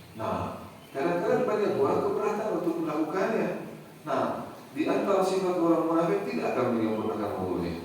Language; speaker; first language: Indonesian; non-native, fluent; Arabic